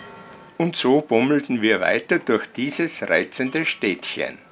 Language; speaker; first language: German; native; German